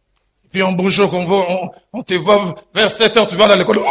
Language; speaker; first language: French; non-native, local second language; Lingala